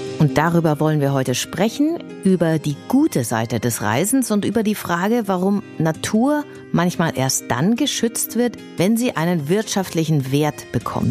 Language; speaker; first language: German; native; German